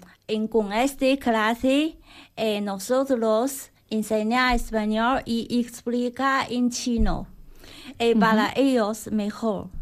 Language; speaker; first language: Spanish; non-native, learner; Chinese